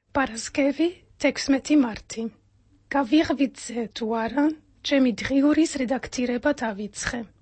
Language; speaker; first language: Georgian; non-native, fluent; Dutch